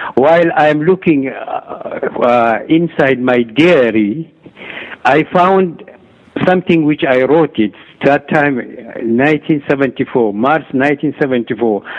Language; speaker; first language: English; non-native, learner; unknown